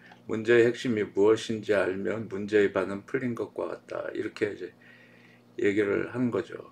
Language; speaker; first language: Korean; native; Korean